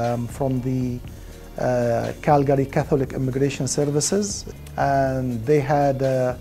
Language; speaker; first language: English; non-native, fluent; Arabic